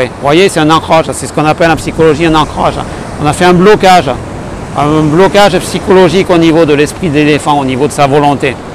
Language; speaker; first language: French; native; French